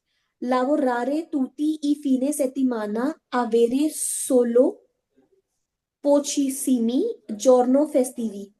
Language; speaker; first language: Italian; non-native, learner; Hindi